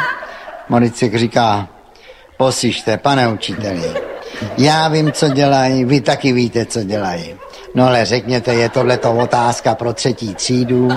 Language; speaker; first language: Czech; native; Czech